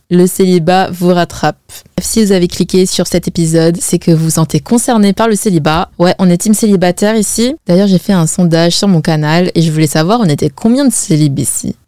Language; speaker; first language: French; early bilingual, other home language; Chinese